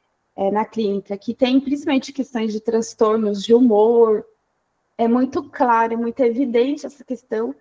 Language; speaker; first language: Portuguese; native; Portuguese